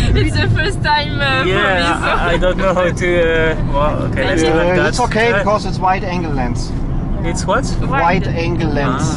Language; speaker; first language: English; non-native, learner; German